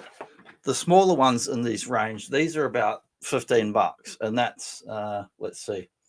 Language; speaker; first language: English; native; English